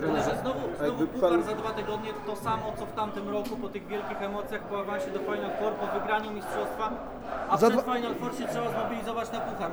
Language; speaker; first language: Polish; native; Polish